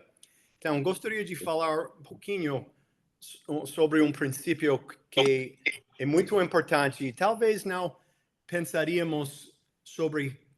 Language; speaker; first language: Portuguese; non-native, fluent; English